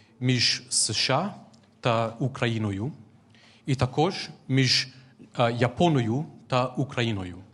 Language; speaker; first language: Ukrainian; non-native, fluent; English